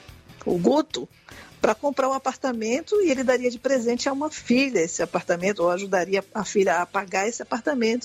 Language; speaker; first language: Portuguese; native; Portuguese